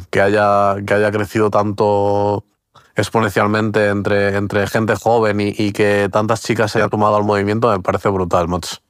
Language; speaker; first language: Spanish; early bilingual, other home language; Portuguese